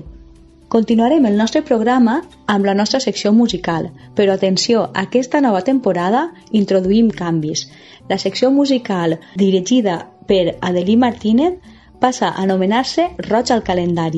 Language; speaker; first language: Catalan; native; Catalan